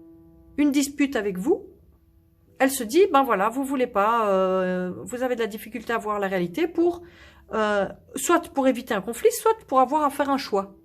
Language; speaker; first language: French; native; French